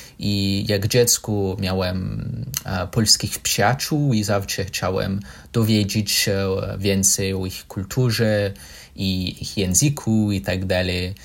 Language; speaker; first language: Polish; non-native, learner; English